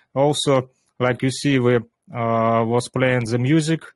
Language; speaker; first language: English; non-native, learner; Ukrainian